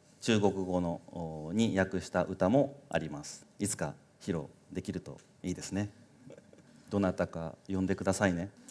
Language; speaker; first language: Japanese; native; Japanese